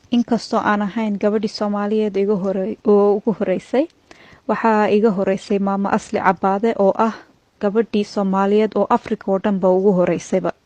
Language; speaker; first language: Somali; early bilingual, heritage; Somali